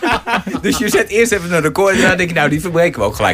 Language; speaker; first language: Dutch; native; Dutch